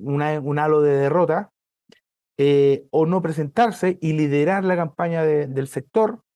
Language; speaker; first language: Spanish; native; Spanish